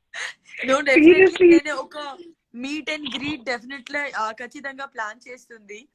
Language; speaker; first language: Telugu; non-native, learner; Gujarati